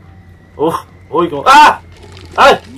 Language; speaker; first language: Spanish; native; Spanish